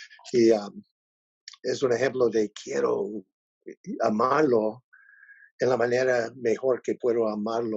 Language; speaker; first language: Spanish; non-native, learner; English